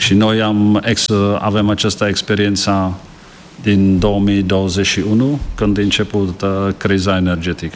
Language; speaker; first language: Romanian; non-native, fluent; Czech